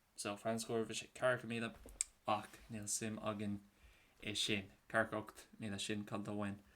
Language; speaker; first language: Irish; native; Irish